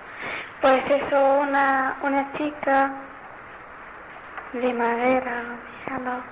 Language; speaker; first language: Spanish; non-native, learner; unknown